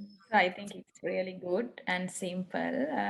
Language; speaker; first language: English; non-native, learner; Sinhala